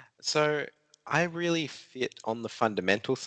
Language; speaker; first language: English; native; English